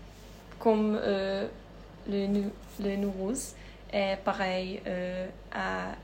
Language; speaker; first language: French; non-native, learner; Hungarian